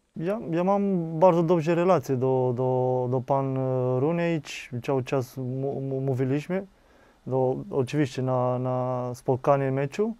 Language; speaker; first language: Polish; non-native, learner; Romanian